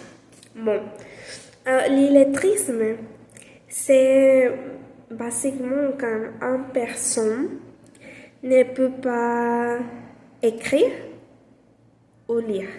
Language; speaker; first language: French; non-native, learner; Spanish